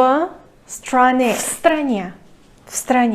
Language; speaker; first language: Russian; native; Russian